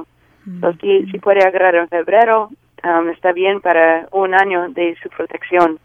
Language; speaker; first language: Spanish; non-native, learner; English